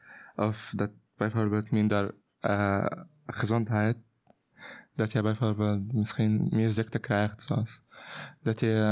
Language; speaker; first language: Dutch; non-native, learner; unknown